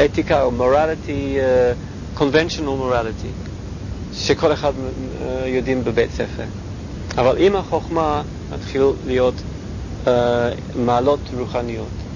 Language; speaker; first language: Hebrew; non-native, fluent; English